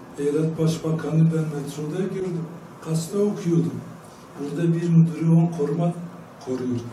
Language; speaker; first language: Turkish; non-native, local second language; Kurdish